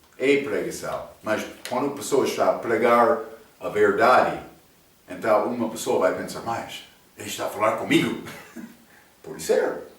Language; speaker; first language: Portuguese; non-native, fluent; English